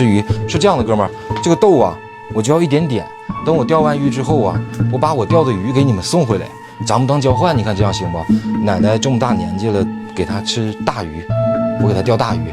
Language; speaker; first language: Chinese; native; Chinese